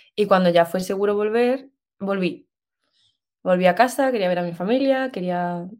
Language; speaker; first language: Spanish; native; Spanish